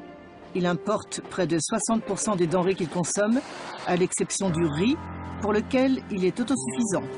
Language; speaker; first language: French; native; French